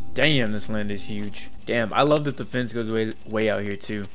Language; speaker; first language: English; native; English